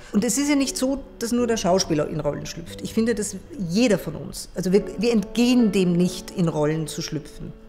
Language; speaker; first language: German; early bilingual, other home language; Persian